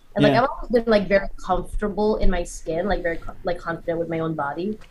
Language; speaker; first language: English; native; English